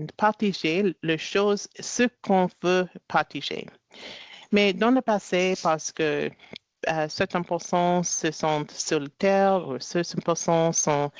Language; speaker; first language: French; non-native, learner; English